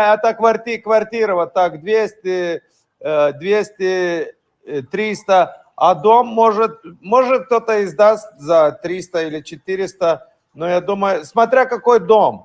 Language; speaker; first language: Russian; non-native, fluent; Lithuanian